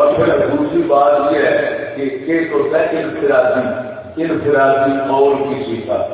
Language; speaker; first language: Urdu; non-native, local second language; Punjabi